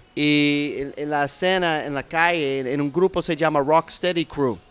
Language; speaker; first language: Spanish; non-native, learner; English